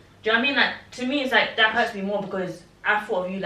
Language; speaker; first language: English; native; English